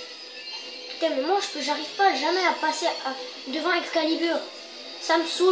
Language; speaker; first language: French; native; French